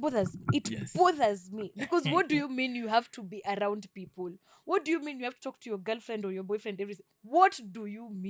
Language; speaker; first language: English; non-native, local second language; Swahili